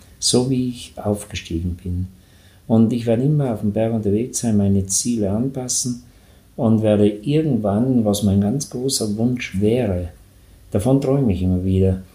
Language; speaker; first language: German; native; German